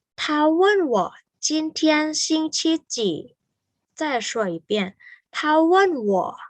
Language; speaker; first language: Chinese; non-native, fluent; Thai